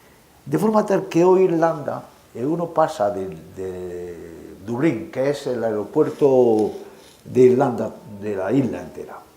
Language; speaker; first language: Spanish; native; Spanish